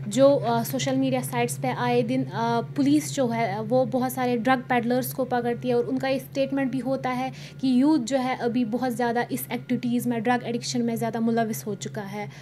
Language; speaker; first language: Hindi; non-native, local second language; Kashmiri